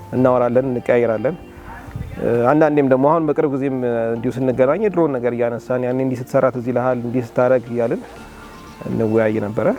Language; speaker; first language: Amharic; native; Amharic